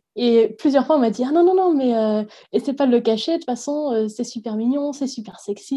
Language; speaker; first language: French; native; French